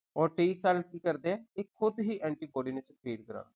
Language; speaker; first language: Hindi; non-native, local second language; Punjabi